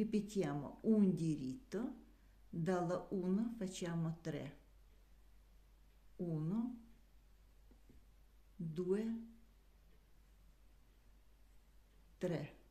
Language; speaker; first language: Italian; non-native, learner; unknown